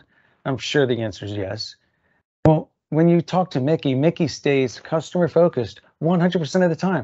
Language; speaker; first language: English; native; English